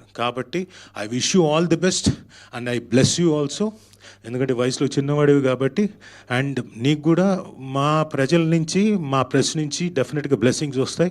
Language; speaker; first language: Telugu; native; Telugu